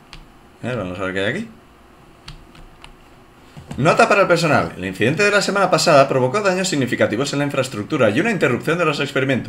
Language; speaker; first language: Spanish; native; Spanish